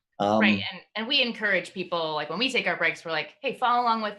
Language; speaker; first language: English; native; English